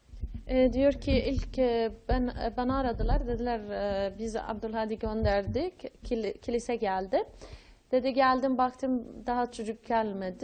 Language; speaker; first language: Turkish; non-native, learner; Arabic